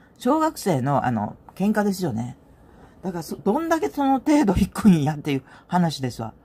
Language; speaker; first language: Japanese; native; Japanese